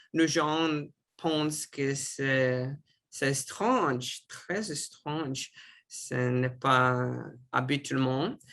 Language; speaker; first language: French; non-native, learner; Russian